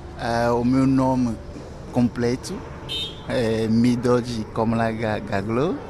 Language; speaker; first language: Portuguese; non-native, fluent; Ewe